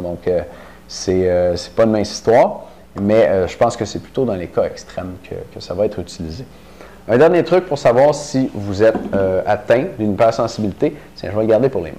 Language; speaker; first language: French; native; French